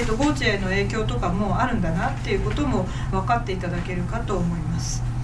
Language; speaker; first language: Japanese; native; Japanese